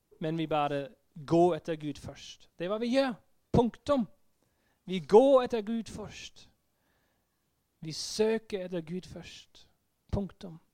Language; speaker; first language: Norwegian; non-native, fluent; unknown